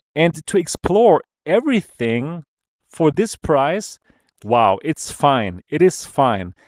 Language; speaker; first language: English; non-native, fluent; German